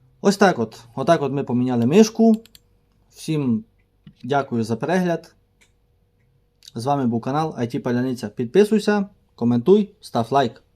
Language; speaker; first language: Ukrainian; native; Ukrainian